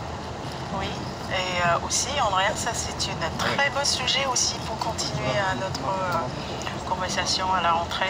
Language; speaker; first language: French; non-native, fluent; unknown